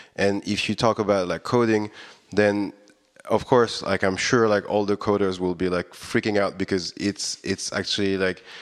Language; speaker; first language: English; non-native, fluent; French